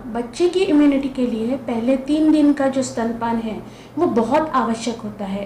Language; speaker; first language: Hindi; non-native, local second language; Marathi